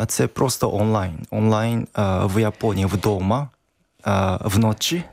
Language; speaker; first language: Ukrainian; non-native, learner; Japanese